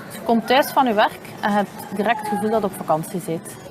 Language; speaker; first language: Dutch; native; Dutch